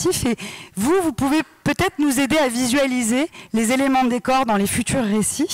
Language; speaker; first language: French; native; French